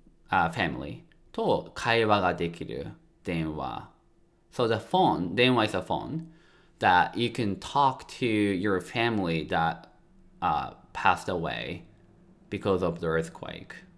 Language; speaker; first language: English; non-native, fluent; Japanese